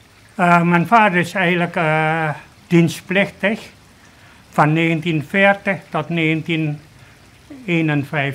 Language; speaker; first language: Dutch; early bilingual, other home language; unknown